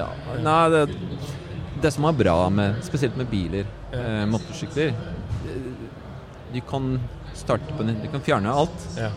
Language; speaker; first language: Norwegian; non-native, fluent; Polish